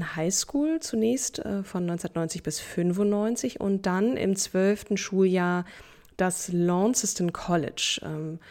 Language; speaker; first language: German; native; German